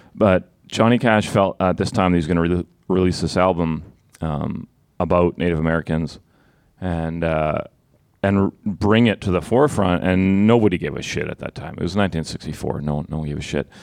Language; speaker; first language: English; native; English